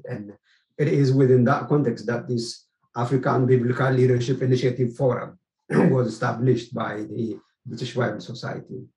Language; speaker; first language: English; non-native, fluent; Amharic